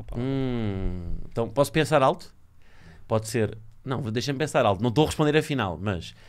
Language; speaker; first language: Portuguese; native; Portuguese